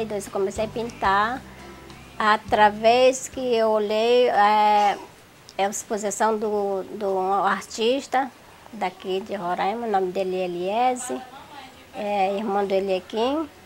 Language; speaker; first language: Portuguese; non-native, local second language; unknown